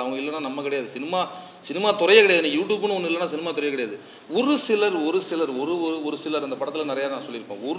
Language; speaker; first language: Tamil; native; Tamil